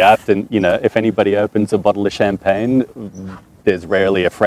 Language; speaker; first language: English; non-native, fluent; French